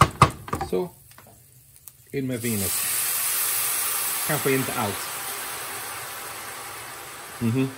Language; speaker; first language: Swedish; non-native, fluent; English